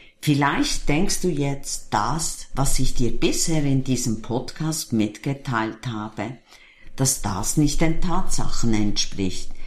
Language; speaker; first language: German; native; German